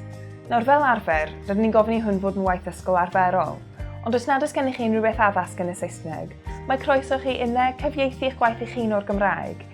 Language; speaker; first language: Welsh; native; Welsh